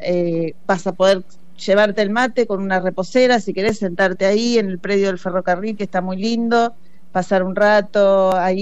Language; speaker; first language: Spanish; native; Spanish